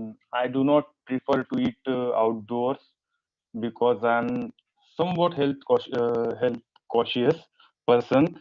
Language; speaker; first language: English; non-native, learner; Marathi